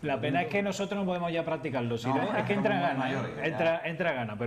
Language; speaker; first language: Spanish; native; Spanish